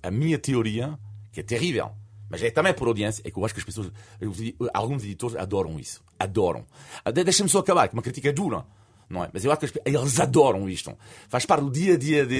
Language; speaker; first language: Portuguese; non-native, fluent; French